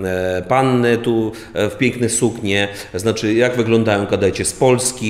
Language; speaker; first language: Polish; non-native, fluent; Ukrainian